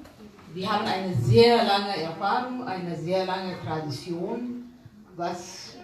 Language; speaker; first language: German; non-native, fluent; Arabic